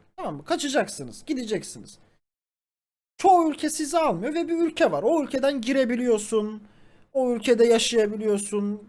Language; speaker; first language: Turkish; native; Turkish